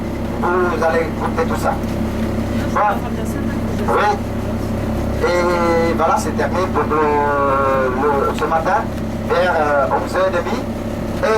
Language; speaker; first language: French; non-native, learner; Vietnamese